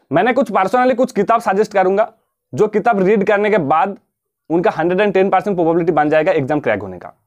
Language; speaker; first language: Hindi; non-native, local second language; Bangla